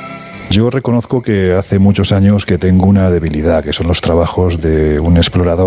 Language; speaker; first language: Spanish; native; Spanish